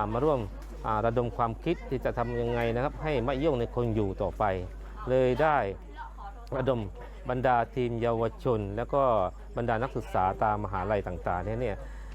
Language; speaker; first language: Thai; non-native, local second language; Malay